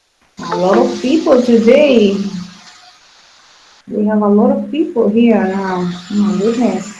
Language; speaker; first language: English; non-native, fluent; Spanish